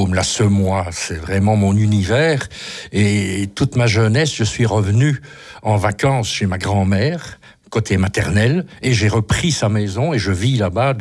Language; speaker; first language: French; native; French